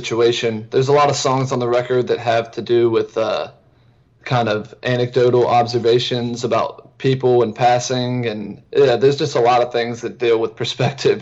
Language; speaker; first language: English; native; English